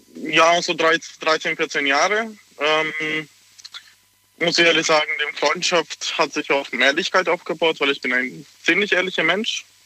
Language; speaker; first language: German; non-native, fluent; Hungarian